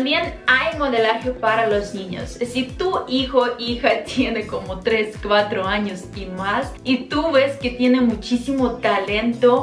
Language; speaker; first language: Spanish; non-native, fluent; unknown